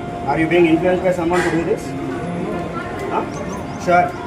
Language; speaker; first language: English; non-native, local second language; Telugu